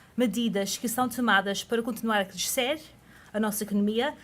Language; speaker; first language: Portuguese; early bilingual, other home language; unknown